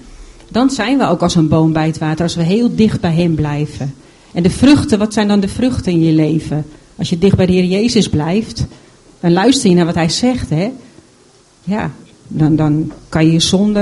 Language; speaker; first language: Dutch; native; Dutch